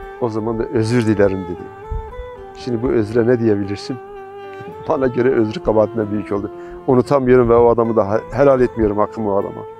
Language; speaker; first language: Turkish; non-native, local second language; Zaza